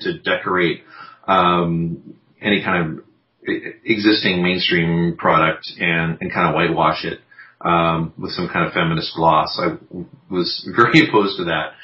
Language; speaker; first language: English; native; English